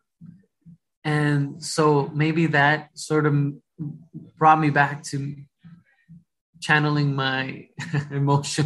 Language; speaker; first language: English; early bilingual, other home language; Spanish